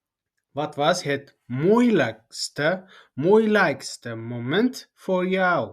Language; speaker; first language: Dutch; non-native, fluent; Tigrinya